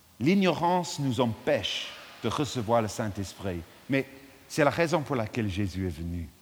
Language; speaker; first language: French; non-native, fluent; English